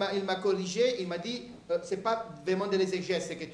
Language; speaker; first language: French; native; French